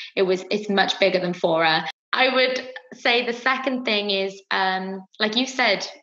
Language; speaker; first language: English; native; English